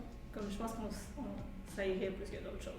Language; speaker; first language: French; native; French